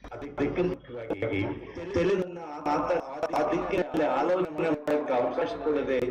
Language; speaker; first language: Kannada; non-native, local second language; Telugu